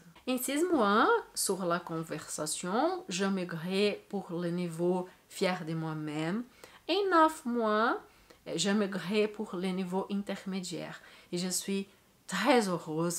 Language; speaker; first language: French; non-native, learner; Portuguese